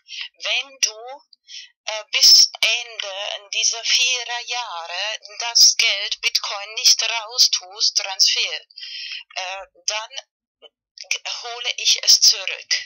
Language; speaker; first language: German; non-native, fluent; Spanish